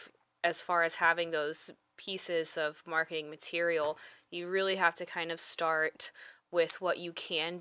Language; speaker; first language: English; native; English